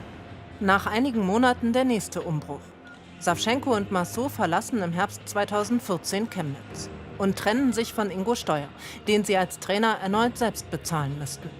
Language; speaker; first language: German; native; German